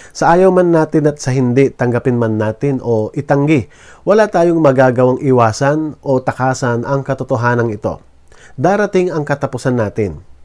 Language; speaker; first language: Filipino; native; Filipino